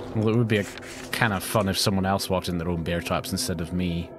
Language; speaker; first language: English; native; English